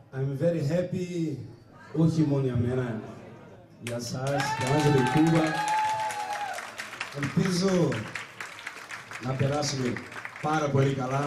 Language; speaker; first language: Greek; non-native, learner; Spanish